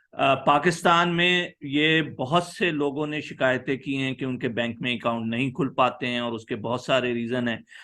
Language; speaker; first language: Urdu; native; Urdu